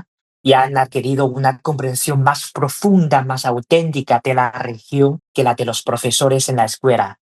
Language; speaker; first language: Spanish; non-native, fluent; Chinese